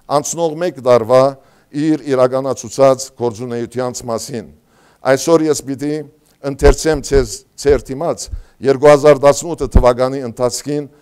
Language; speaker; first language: Armenian; early bilingual, heritage; Armenian